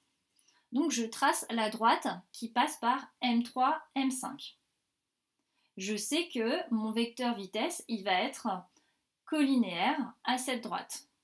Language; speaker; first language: French; native; French